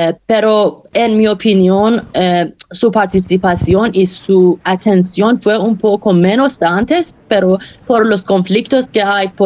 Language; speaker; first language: Spanish; non-native, fluent; Persian